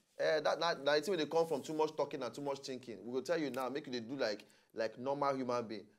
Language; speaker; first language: Nigerian Pidgin; native; Nigerian Pidgin